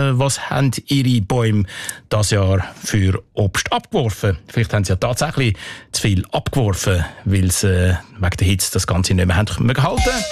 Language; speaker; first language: German; native; German